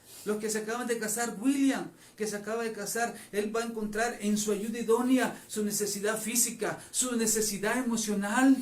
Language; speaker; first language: Spanish; native; Spanish